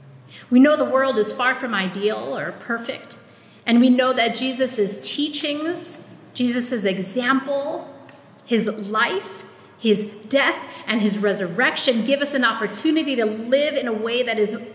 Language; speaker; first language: English; non-native, local second language; Filipino